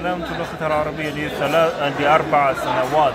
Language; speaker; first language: Arabic; non-native, learner; Chinese